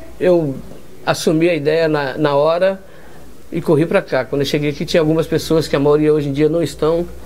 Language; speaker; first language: Portuguese; native; Portuguese